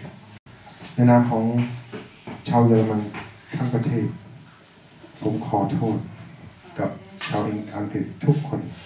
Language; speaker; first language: Thai; non-native, fluent; German